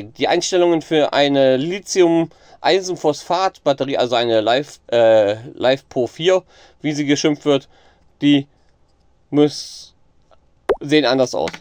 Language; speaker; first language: German; native; German